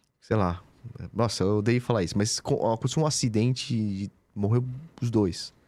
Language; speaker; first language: Portuguese; native; Portuguese